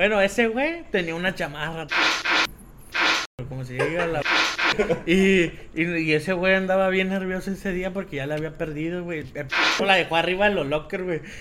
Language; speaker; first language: Spanish; native; Spanish